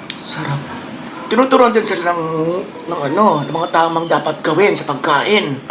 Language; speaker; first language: Filipino; native; Filipino